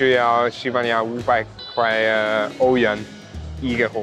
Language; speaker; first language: Chinese; non-native, fluent; German